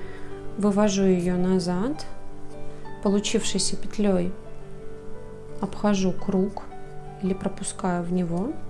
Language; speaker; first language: Russian; native; Russian